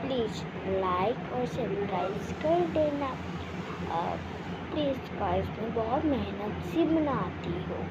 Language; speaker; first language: Hindi; non-native, local second language; Assamese